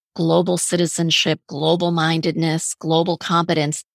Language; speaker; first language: English; native; English